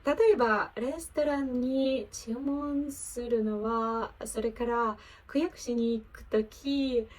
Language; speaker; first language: Japanese; non-native, fluent; Ukrainian